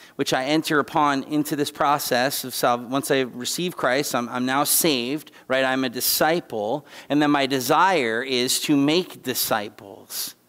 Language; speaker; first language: English; native; English